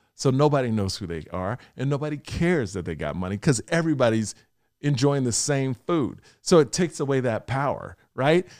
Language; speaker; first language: English; native; English